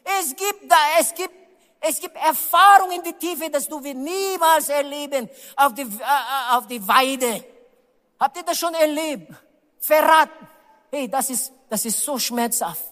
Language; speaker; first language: German; non-native, learner; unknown